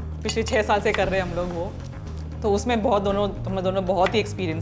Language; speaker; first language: Hindi; native; Hindi